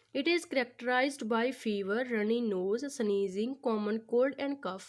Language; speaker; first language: English; non-native, local second language; Punjabi